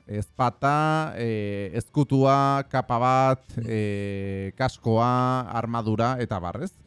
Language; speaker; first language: Basque; non-native, fluent; Spanish